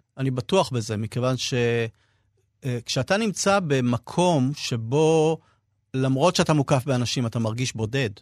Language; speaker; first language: Hebrew; native; Hebrew